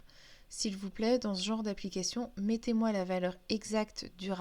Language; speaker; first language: French; native; French